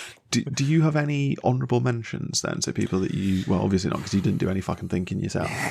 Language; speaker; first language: English; native; English